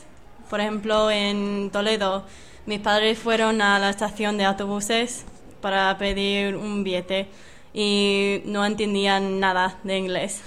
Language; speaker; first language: Spanish; non-native, fluent; English